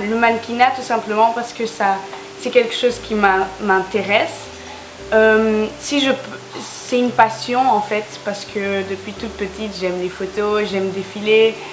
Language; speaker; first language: French; native; French